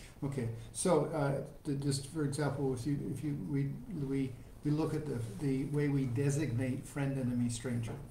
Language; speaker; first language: English; native; English